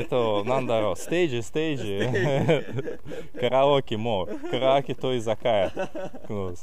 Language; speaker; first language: Japanese; non-native, learner; Russian